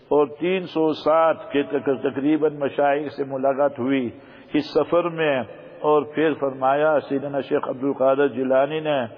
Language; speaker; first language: Urdu; early bilingual, heritage; Urdu